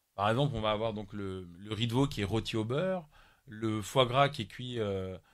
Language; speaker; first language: French; native; French